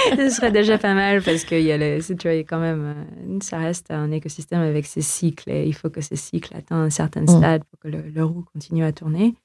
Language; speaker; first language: French; non-native, fluent; Filipino